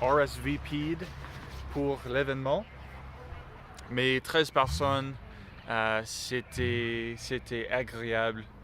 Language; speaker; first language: French; non-native, learner; English